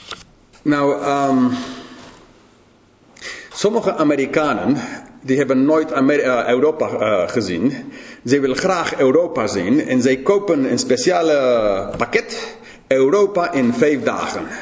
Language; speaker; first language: Dutch; non-native, fluent; English